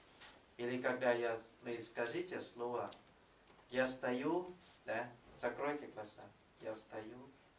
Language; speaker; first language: Russian; non-native, fluent; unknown